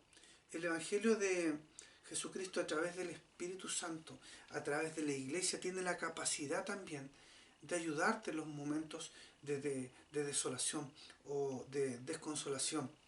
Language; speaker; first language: Spanish; native; Spanish